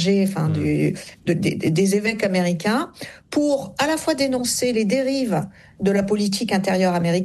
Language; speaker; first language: French; native; French